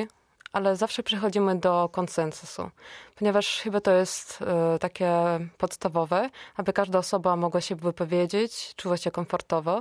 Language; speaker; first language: Polish; non-native, fluent; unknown